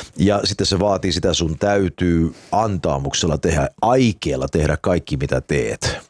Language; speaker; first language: Finnish; early bilingual, heritage; Finnish